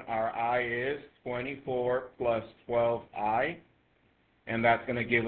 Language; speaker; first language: English; native; English